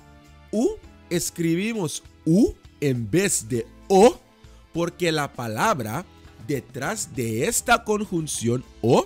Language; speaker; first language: Spanish; non-native, fluent; Dutch